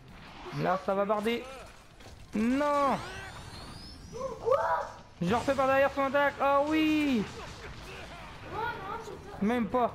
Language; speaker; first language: French; native; French